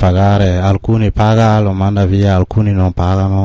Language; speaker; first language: Italian; non-native, learner; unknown